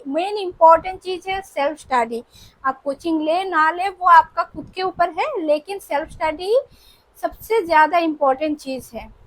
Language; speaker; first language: Hindi; non-native, local second language; Bangla